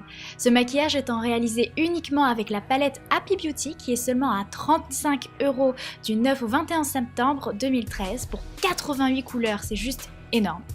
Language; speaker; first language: French; native; French